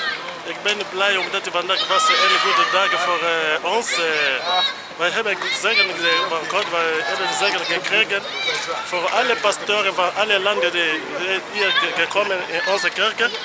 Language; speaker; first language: Dutch; non-native, learner; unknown